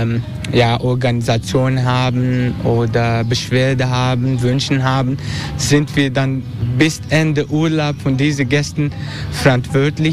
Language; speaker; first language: German; non-native, learner; Turkish